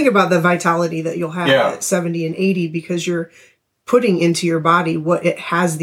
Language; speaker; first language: English; native; English